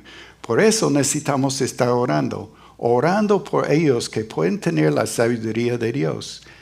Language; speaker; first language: Spanish; non-native, fluent; English